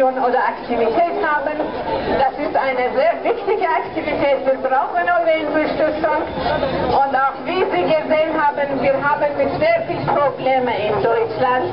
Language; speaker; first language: German; non-native, fluent; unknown